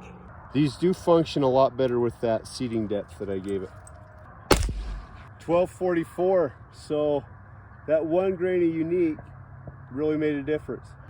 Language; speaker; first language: English; native; English